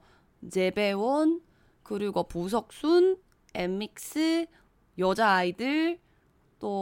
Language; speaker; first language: Korean; non-native, fluent; Chinese